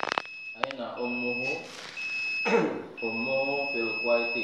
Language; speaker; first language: Arabic; non-native, learner; Indonesian